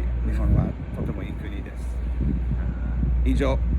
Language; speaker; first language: Japanese; non-native, fluent; English